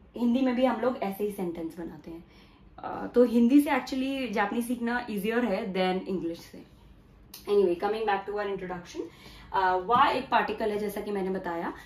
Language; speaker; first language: Hindi; native; Hindi